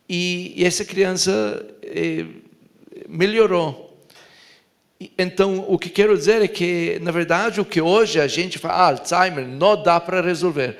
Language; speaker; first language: Portuguese; non-native, fluent; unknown